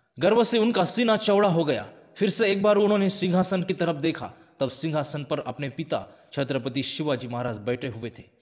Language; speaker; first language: Hindi; non-native, local second language; Marathi